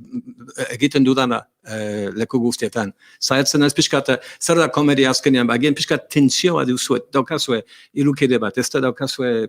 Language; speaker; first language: Basque; non-native, learner; English